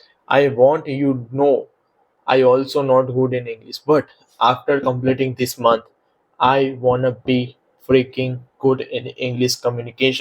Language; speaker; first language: English; non-native, learner; Hindi